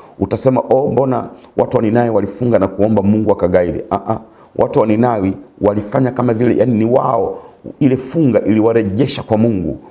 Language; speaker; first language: Swahili; native; Swahili